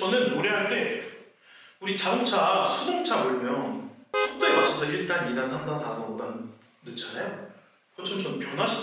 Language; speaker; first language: Korean; native; Korean